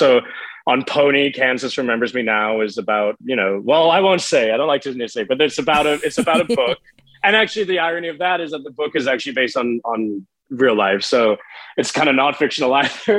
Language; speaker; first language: English; native; English